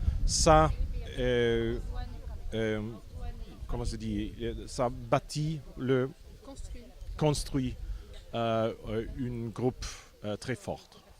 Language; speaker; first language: French; non-native, fluent; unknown